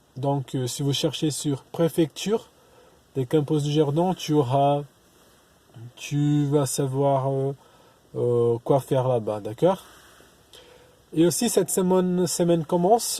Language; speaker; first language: French; non-native, learner; Portuguese